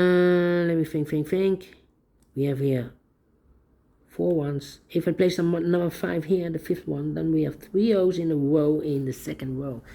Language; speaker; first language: English; non-native, fluent; Dutch